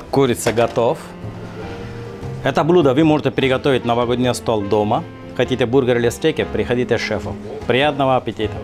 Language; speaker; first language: Russian; non-native, learner; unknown